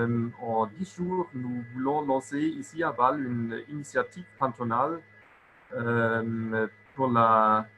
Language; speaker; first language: French; non-native, local second language; German